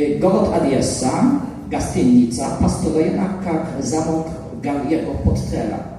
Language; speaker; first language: Russian; non-native, learner; Polish